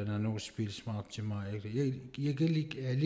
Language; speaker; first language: Danish; non-native, local second language; Kalaallisut